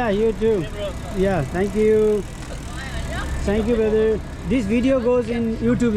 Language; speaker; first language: English; non-native, learner; Nepali